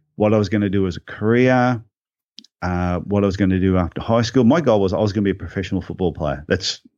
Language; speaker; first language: English; native; English